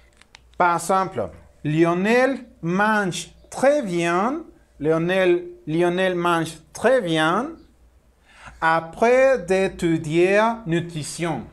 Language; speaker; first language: French; non-native, learner; Spanish